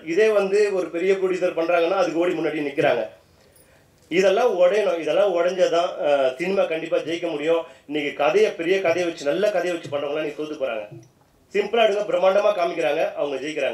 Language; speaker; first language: Tamil; native; Tamil